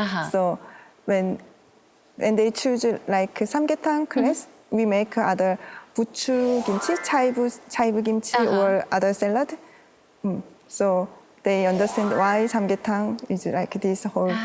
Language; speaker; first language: English; non-native, learner; Korean